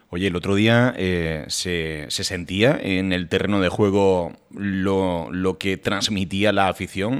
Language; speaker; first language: Spanish; native; Spanish